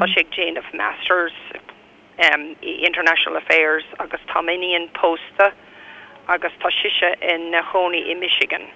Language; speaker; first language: Irish; non-native, local second language; English